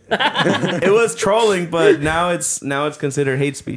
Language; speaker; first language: English; early bilingual, other home language; Spanish